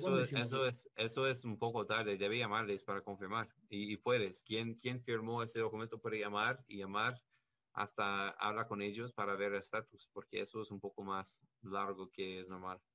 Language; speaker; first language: Spanish; non-native, learner; English